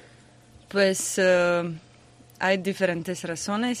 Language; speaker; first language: Spanish; non-native, learner; Croatian